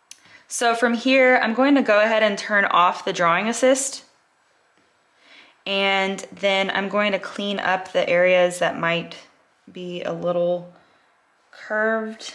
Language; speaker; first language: English; native; English